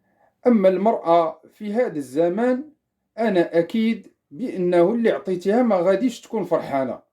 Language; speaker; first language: Arabic; native; Arabic